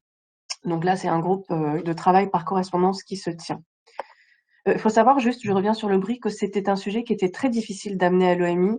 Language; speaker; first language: French; native; French